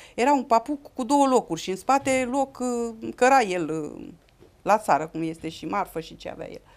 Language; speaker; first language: Romanian; native; Romanian